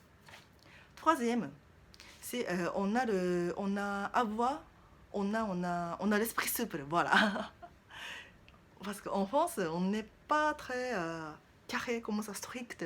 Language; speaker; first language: French; non-native, learner; Japanese